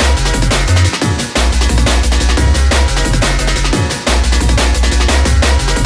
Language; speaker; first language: English; native; English